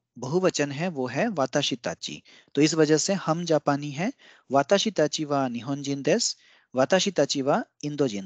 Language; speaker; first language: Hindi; non-native, local second language; Bangla